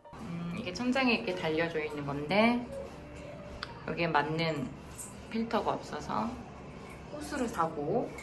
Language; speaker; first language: Korean; native; Korean